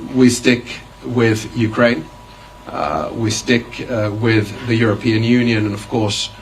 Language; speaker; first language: English; non-native, fluent; Finnish